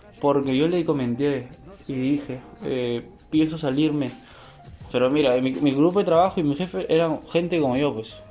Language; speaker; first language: Spanish; native; Spanish